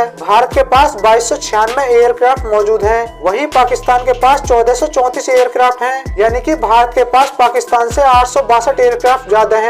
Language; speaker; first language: Hindi; native; Hindi